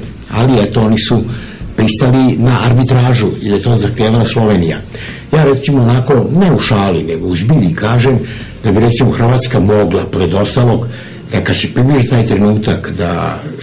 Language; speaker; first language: Serbian; native; Serbian